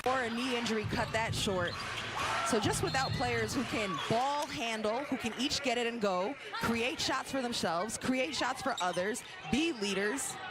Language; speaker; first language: English; native; English